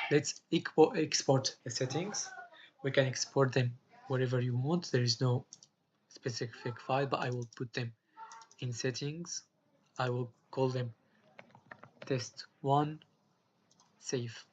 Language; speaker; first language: English; non-native, fluent; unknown